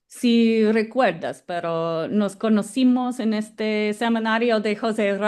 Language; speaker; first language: Spanish; non-native, fluent; English